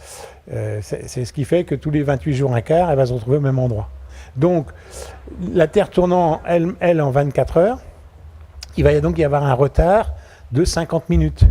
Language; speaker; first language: French; native; French